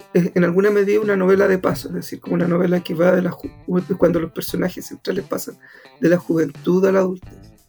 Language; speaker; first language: Spanish; native; Spanish